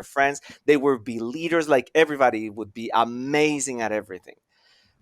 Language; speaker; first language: English; non-native, fluent; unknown